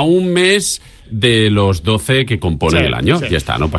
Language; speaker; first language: Spanish; native; Spanish